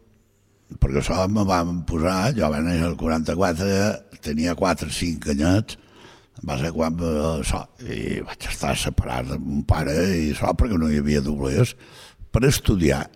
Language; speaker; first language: Catalan; non-native, local second language; Galician